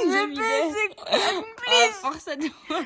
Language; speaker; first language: French; native; French